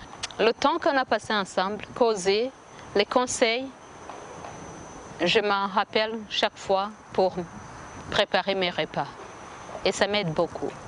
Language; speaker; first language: French; non-native, local second language; Kinyarwanda